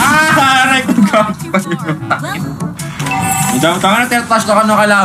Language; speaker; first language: Filipino; native; Filipino